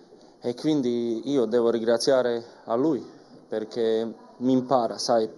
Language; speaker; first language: Italian; non-native, learner; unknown